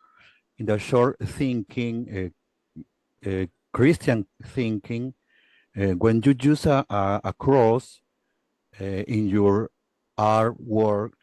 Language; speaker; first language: English; non-native, learner; Spanish